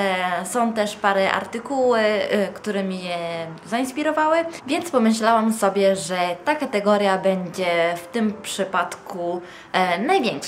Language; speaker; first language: Polish; non-native, fluent; Italian